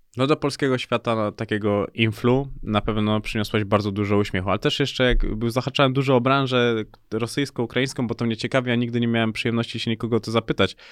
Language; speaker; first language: Polish; native; Polish